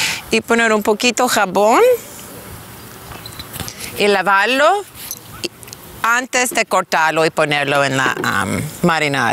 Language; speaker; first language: Spanish; non-native, learner; English